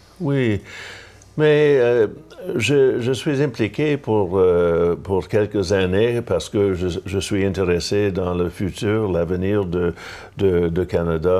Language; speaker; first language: French; non-native, local second language; English